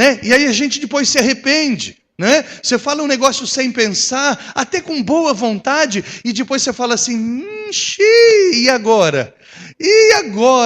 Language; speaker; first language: Portuguese; native; Portuguese